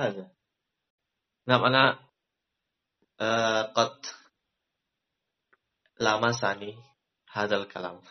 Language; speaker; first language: Arabic; non-native, fluent; Indonesian